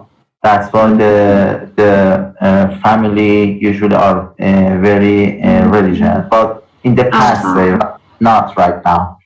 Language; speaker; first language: English; non-native, learner; Persian